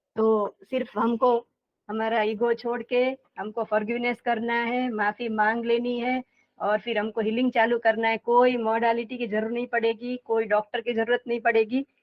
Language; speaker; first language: Hindi; non-native, local second language; Gujarati